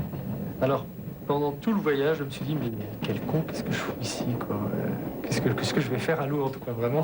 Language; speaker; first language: French; native; French